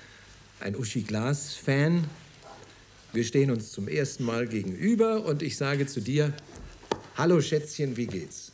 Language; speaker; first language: German; native; German